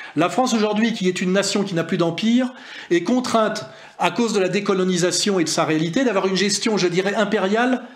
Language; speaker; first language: French; native; French